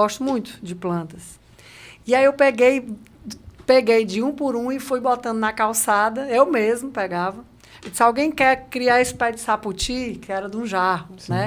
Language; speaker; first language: Portuguese; native; Portuguese